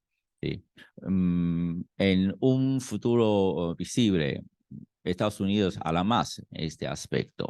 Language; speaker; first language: Spanish; non-native, fluent; Chinese